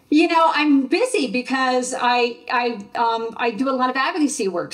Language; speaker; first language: English; native; English